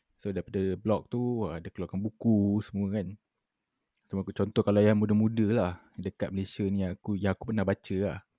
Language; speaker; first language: Malay; native; Malay